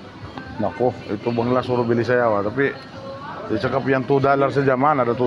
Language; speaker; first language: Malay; non-native, learner; Filipino